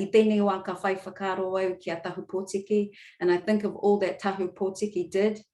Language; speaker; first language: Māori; non-native, local second language; English